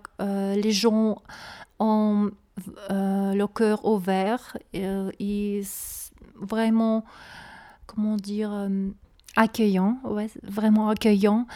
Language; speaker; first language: French; non-native, learner; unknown